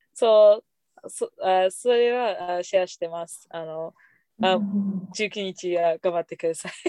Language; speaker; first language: Japanese; non-native, fluent; English